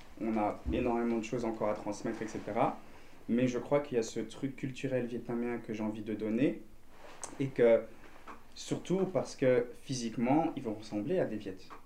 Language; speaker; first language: French; native; French